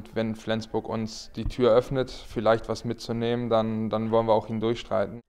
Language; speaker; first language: German; native; German